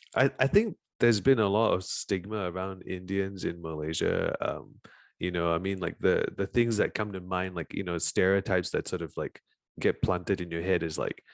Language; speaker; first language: English; native; English